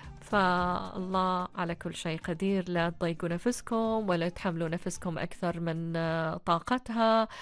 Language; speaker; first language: Arabic; native; Arabic